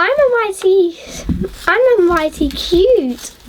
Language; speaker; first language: English; native; English